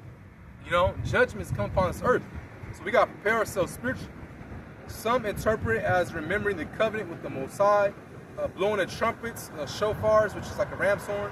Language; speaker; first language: English; native; English